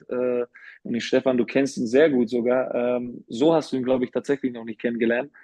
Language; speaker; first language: German; non-native, fluent; Slovak